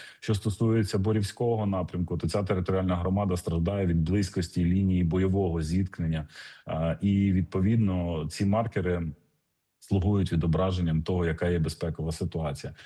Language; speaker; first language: Ukrainian; native; Ukrainian